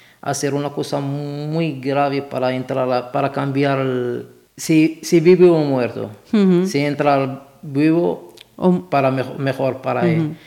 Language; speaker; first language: Spanish; non-native, learner; Arabic